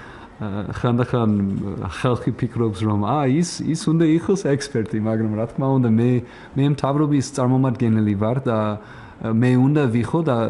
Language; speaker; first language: Georgian; non-native, learner; English